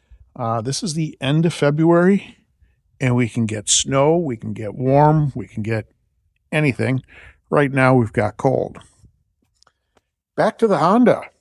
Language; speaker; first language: English; native; English